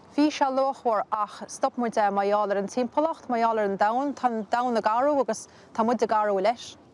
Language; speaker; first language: Irish; native; Irish